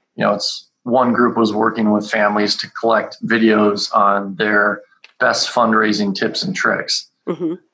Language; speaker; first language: English; native; English